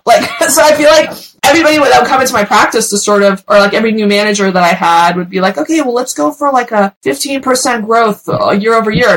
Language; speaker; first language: English; early bilingual, other home language; Persian